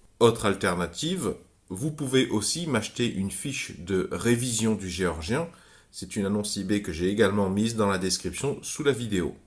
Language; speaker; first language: French; native; French